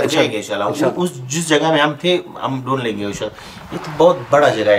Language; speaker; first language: Hindi; non-native, learner; Pashto